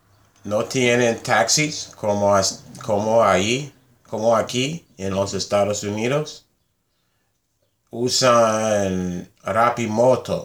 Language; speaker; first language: Spanish; non-native, learner; English